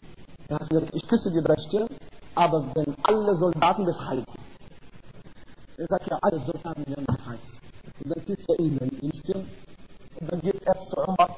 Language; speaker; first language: German; non-native, fluent; Arabic